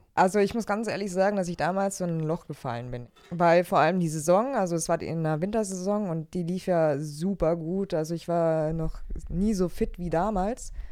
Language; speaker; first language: German; native; German